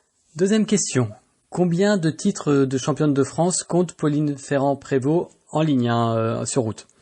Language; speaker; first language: French; native; French